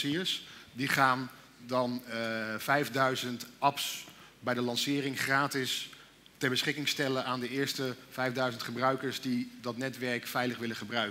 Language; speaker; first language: Dutch; native; Dutch